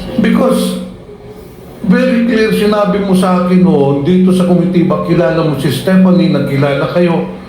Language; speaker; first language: Filipino; native; Filipino